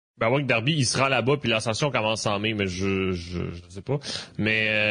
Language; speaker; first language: French; native; French